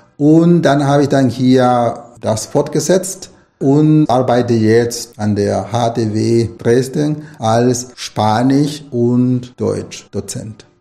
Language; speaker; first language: German; non-native, fluent; Spanish